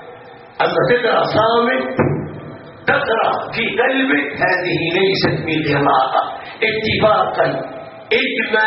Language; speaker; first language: Arabic; native; Arabic